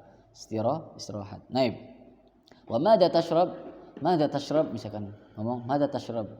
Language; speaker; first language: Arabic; non-native, fluent; Indonesian